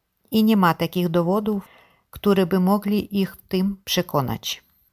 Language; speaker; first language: Polish; non-native, learner; Ukrainian